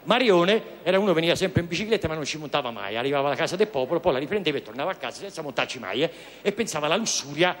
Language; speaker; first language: Italian; native; Italian